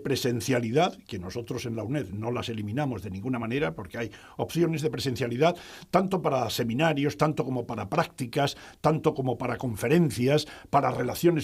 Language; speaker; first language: Spanish; native; Spanish